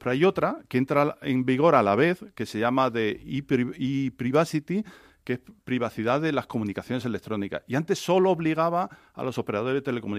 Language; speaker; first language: Spanish; native; Spanish